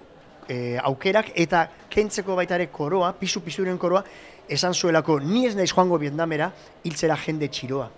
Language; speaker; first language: Basque; native; Basque